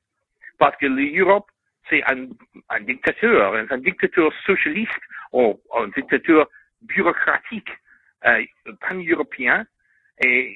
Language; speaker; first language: French; non-native, learner; English